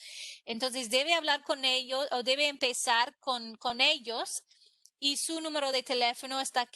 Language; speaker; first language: Spanish; non-native, fluent; English